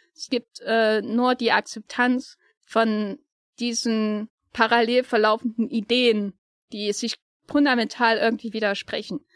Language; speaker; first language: German; native; German